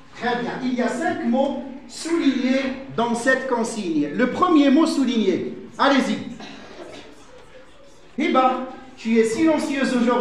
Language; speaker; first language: French; non-native, fluent; Arabic